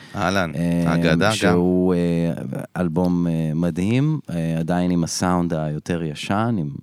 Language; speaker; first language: Hebrew; native; Hebrew